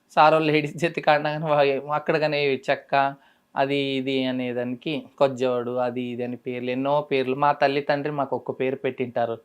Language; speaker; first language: Telugu; native; Telugu